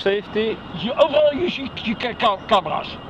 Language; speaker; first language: English; non-native, learner; Dutch